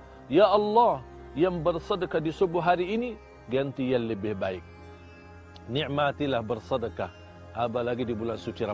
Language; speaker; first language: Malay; non-native, fluent; Arabic